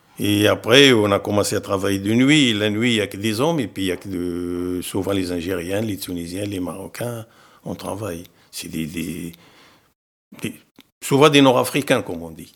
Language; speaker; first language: French; non-native, fluent; Arabic